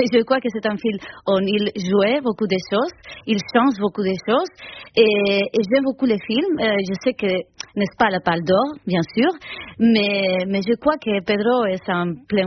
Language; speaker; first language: French; non-native, fluent; Spanish